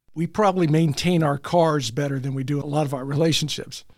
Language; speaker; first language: English; early bilingual, other home language; Italian